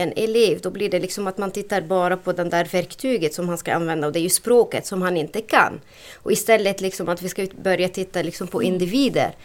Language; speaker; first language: Swedish; non-native, fluent; Arabic